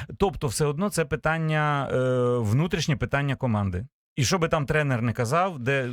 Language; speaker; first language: Ukrainian; native; Ukrainian